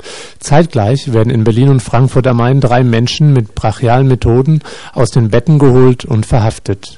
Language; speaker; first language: German; native; German